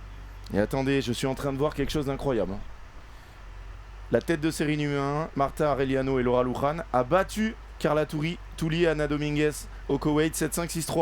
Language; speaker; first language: French; native; French